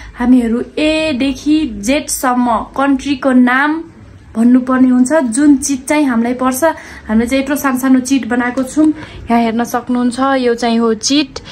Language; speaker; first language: Nepali; non-native, local second language; Dangaura Tharu